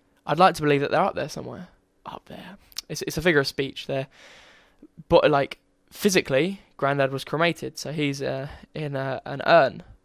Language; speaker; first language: English; native; English